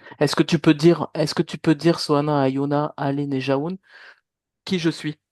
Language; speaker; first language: French; native; French